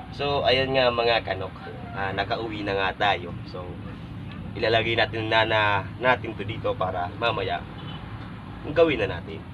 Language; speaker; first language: Filipino; non-native, local second language; Bikol